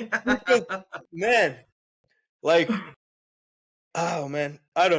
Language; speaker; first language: English; non-native, fluent; Portuguese